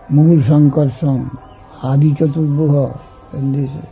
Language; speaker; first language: Bangla; native; Bangla